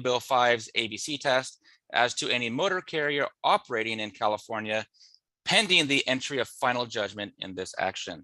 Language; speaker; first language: English; native; English